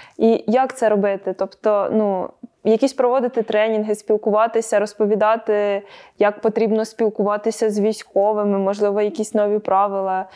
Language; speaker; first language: Ukrainian; native; Ukrainian